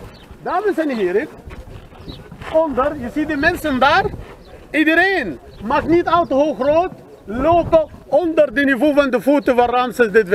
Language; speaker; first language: Dutch; non-native, learner; Arabic